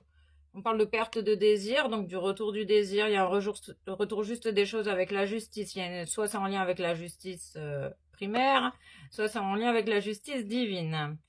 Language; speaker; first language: French; native; French